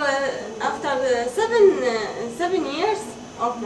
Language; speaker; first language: English; non-native, learner; Arabic